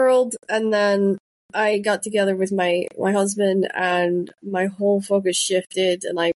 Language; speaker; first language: English; non-native, local second language; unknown